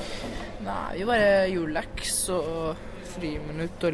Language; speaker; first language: Norwegian; early bilingual, other home language; Persian